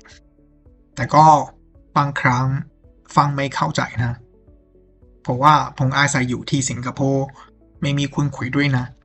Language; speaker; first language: Thai; non-native, learner; Chinese